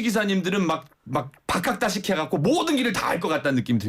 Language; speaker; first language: Korean; native; Korean